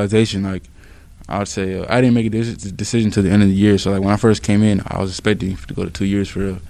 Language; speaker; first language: English; native; English